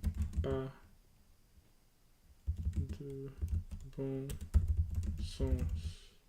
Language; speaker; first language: French; non-native, learner; English